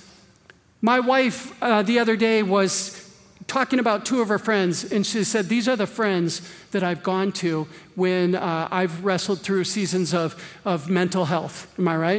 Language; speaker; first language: English; native; English